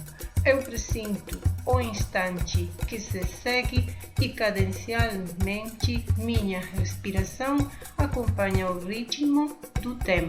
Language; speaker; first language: Portuguese; non-native, fluent; Spanish